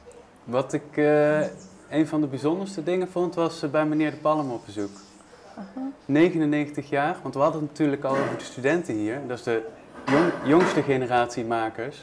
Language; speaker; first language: Dutch; native; Dutch